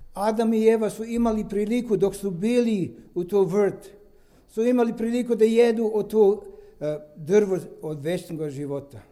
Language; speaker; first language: Serbian; non-native, fluent; Romanian